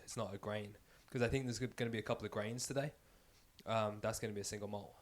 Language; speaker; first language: English; native; English